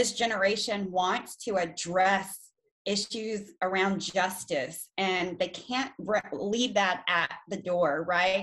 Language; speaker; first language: English; native; English